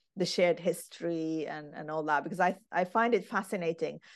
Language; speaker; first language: English; non-native, fluent; Arabic